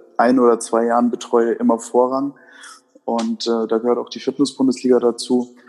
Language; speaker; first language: German; native; German